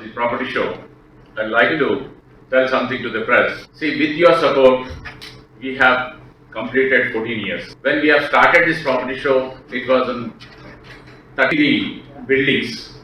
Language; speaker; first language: English; non-native, local second language; Telugu